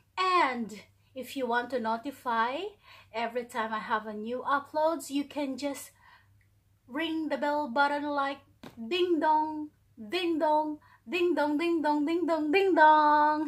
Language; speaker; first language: English; non-native, local second language; Filipino